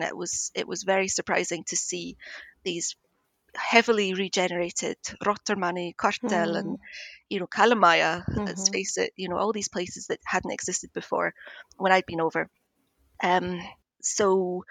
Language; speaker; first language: English; native; English